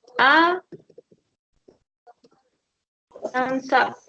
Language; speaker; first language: English; non-native, learner; Spanish